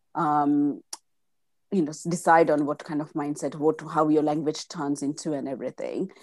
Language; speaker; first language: English; non-native, local second language; Gujarati